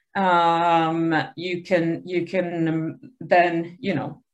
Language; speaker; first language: English; early bilingual, other home language; Spanish